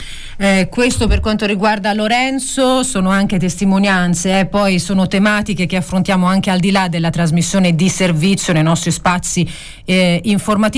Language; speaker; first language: Italian; native; Italian